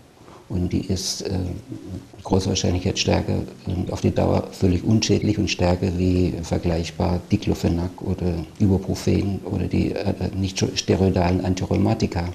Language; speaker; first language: German; native; German